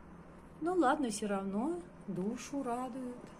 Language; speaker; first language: Russian; native; Russian